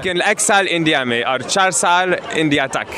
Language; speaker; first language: Hindi; non-native, learner; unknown